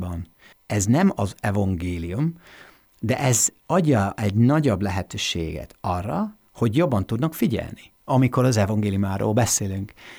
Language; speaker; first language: Hungarian; non-native, fluent; English